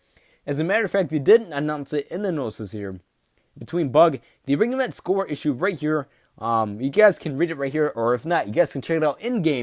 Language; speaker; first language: English; native; English